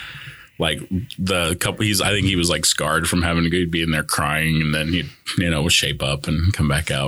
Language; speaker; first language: English; early bilingual, other home language; Spanish